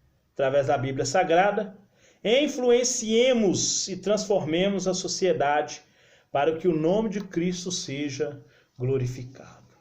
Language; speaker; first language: Portuguese; native; Portuguese